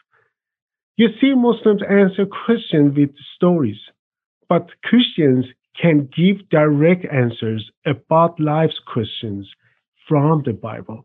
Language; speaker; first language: English; non-native, fluent; Persian